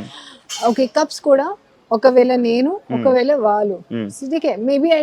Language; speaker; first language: Telugu; non-native, learner; Hindi